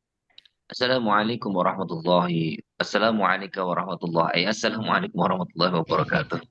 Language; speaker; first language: Arabic; non-native, learner; Indonesian